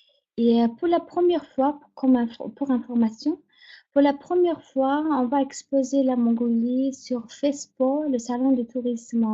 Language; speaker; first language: French; non-native, fluent; Mongolian